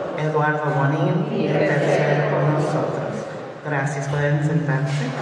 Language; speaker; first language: Spanish; early bilingual, heritage; Spanish